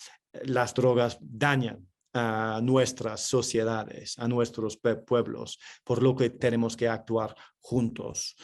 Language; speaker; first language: Spanish; non-native, fluent; English